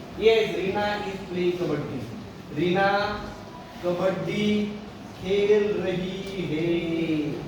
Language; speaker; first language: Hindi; non-native, local second language; Marathi